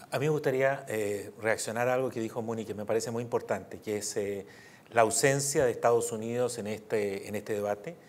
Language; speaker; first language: Spanish; native; Spanish